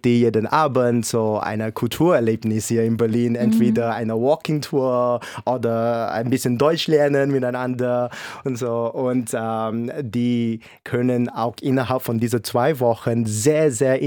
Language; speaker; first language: German; non-native, fluent; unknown